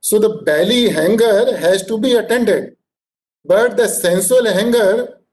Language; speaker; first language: English; non-native, local second language; Hindi